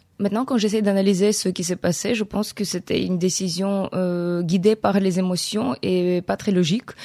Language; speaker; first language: French; non-native, fluent; Ukrainian